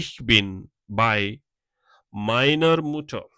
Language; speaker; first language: German; non-native, fluent; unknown